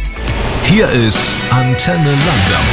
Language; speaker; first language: German; native; German